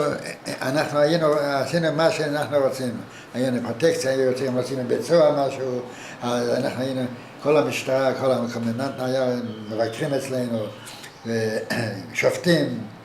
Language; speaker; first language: Hebrew; non-native, fluent; Yiddish